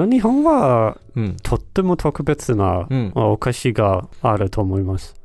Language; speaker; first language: Japanese; non-native, learner; Danish